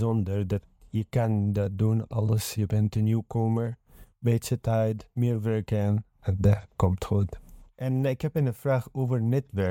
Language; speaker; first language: Dutch; non-native, learner; Arabic